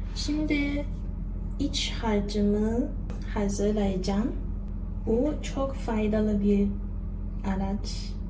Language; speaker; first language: Turkish; non-native, fluent; Chinese